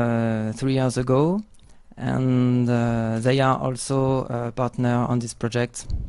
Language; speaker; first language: English; non-native, learner; French